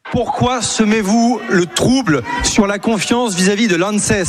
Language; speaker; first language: French; native; French